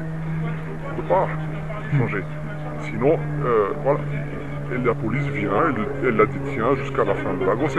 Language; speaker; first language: French; non-native, fluent; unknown